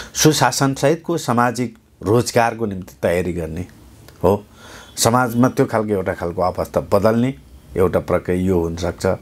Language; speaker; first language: Nepali; non-native, local second language; Eastern Tamang